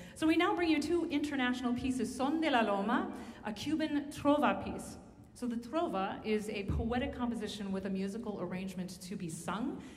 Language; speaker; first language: English; early bilingual, other home language; Spanish